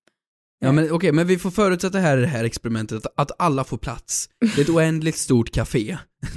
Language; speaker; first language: Swedish; native; Swedish